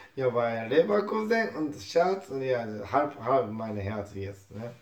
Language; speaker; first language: German; non-native, learner; Japanese